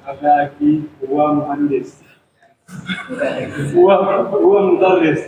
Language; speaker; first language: Arabic; non-native, learner; Indonesian